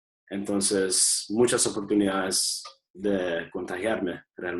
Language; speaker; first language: Spanish; early bilingual, heritage; Spanish